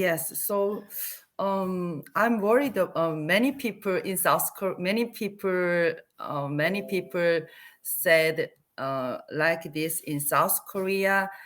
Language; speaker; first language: English; non-native, learner; Korean